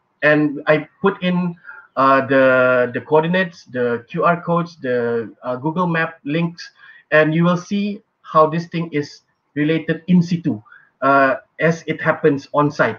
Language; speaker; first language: English; non-native, local second language; Malay